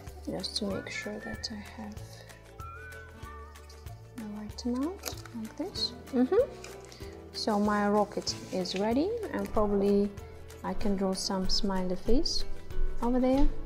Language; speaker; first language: English; non-native, fluent; Russian